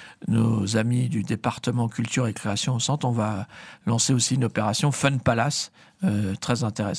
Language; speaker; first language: French; native; French